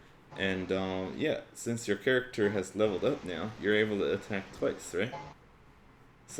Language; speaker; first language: English; native; English